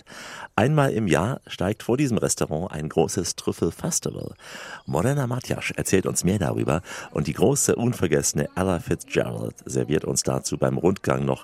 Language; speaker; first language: German; native; German